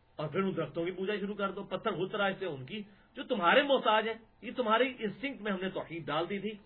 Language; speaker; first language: Urdu; non-native, local second language; Punjabi